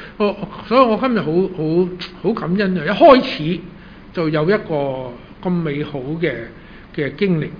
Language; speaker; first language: Chinese; non-native, local second language; Cantonese